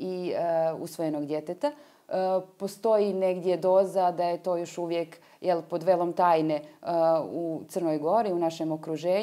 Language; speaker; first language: Croatian; native; Croatian